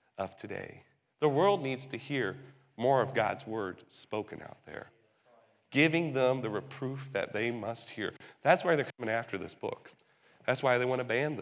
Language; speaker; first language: English; native; English